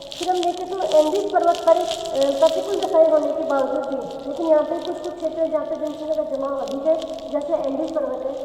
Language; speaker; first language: Hindi; native; Hindi